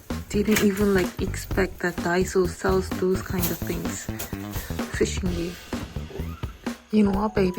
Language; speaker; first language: English; non-native, fluent; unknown